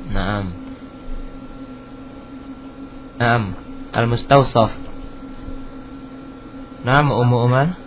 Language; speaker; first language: Arabic; non-native, fluent; Indonesian